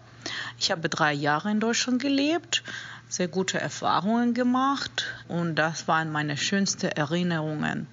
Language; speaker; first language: German; non-native, fluent; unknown